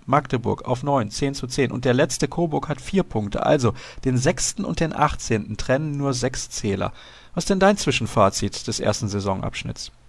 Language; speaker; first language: German; native; German